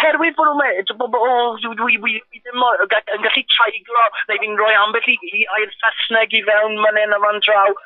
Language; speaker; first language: Welsh; non-native, local second language; English